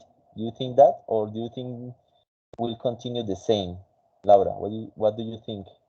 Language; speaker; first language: English; non-native, fluent; Spanish